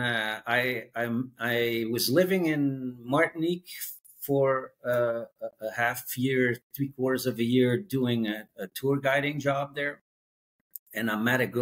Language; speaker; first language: English; non-native, fluent; Dutch